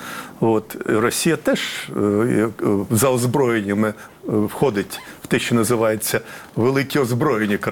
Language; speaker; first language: Ukrainian; native; Ukrainian